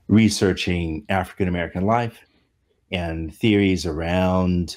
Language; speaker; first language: English; native; English